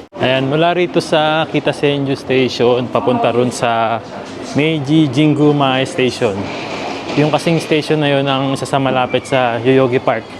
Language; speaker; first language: Filipino; native; Filipino